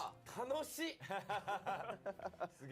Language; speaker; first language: Japanese; native; Japanese